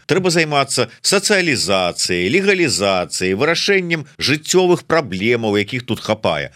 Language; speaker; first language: Belarusian; native; Belarusian